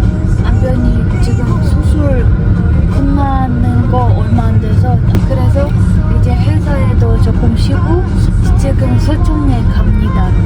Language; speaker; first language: Korean; non-native, fluent; Ukrainian